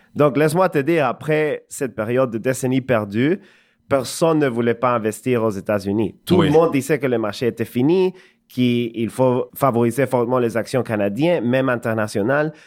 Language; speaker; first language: French; non-native, fluent; Spanish